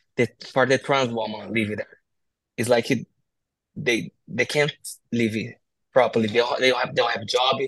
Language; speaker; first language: English; non-native, learner; Portuguese